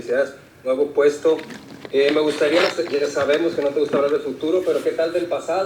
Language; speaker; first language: Spanish; native; Spanish